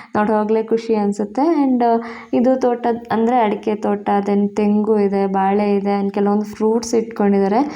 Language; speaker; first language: Kannada; non-native, local second language; Tulu